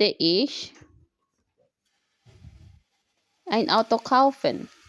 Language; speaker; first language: German; non-native, learner; Filipino